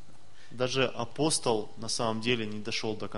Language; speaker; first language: Russian; native; Russian